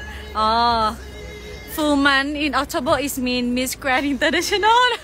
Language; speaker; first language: English; non-native, learner; Thai